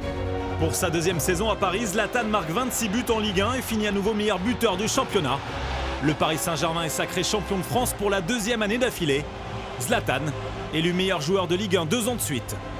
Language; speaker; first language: French; native; French